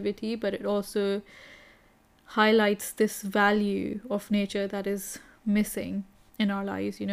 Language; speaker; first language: English; non-native, local second language; Urdu